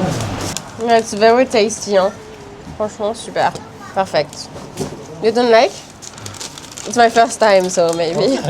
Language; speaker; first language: English; non-native, learner; French